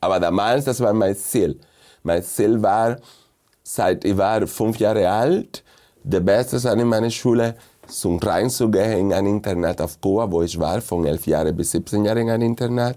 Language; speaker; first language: German; non-native, fluent; Spanish